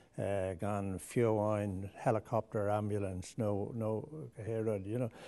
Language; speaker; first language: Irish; non-native, local second language; English